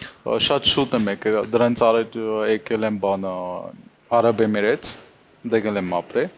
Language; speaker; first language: Armenian; non-native, learner; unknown